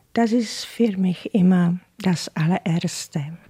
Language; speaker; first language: German; non-native, fluent; Czech